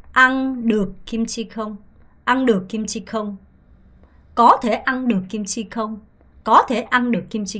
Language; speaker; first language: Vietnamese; non-native, fluent; Korean